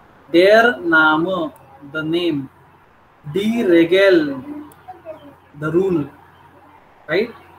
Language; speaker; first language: English; non-native, local second language; Marathi